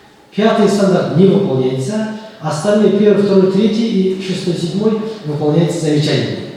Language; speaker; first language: Russian; non-native, local second language; Kazakh